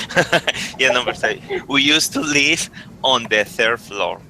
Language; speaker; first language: English; non-native, learner; Spanish